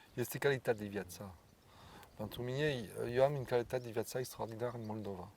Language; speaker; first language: Romanian; non-native, learner; French